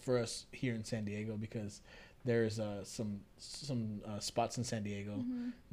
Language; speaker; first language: English; early bilingual, other home language; Spanish